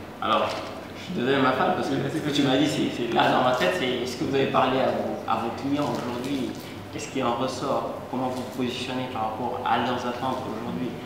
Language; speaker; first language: French; non-native, local second language; Wolof